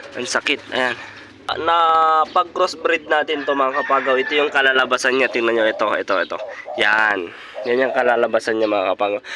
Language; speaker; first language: Filipino; non-native, local second language; Iloko